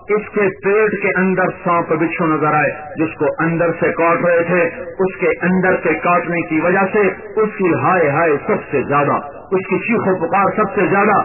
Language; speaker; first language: Urdu; non-native, local second language; Punjabi